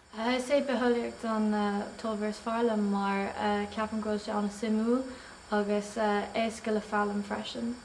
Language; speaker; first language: Irish; non-native, local second language; English